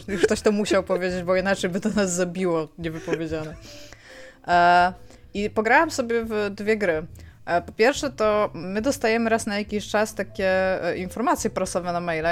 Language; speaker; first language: Polish; native; Polish